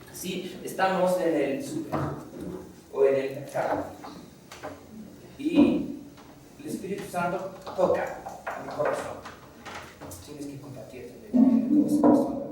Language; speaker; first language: Spanish; non-native, fluent; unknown